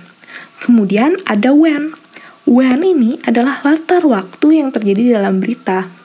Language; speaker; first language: Indonesian; native; Indonesian